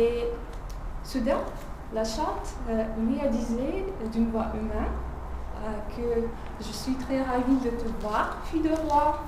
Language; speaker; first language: French; non-native, fluent; Russian